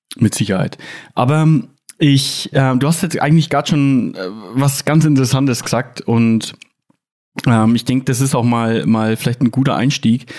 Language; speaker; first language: German; native; German